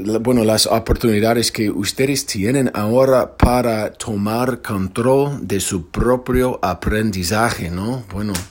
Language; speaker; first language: Spanish; non-native, fluent; English